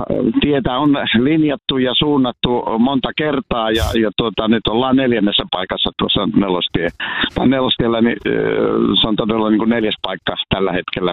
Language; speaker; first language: Finnish; native; Finnish